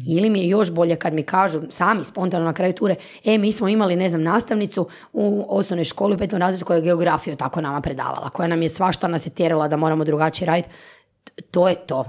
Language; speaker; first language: Croatian; native; Croatian